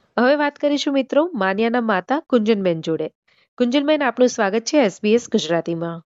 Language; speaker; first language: Gujarati; native; Gujarati